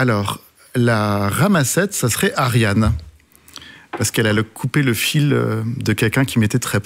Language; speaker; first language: French; native; French